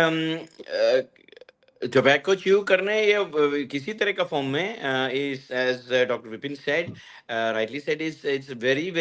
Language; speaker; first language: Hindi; non-native, local second language; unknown